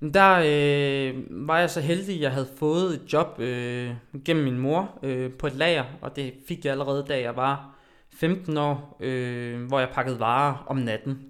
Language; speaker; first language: Danish; early bilingual, other home language; Haitian Creole